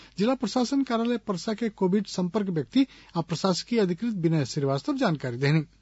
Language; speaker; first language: Bhojpuri; non-native, local second language; Nepali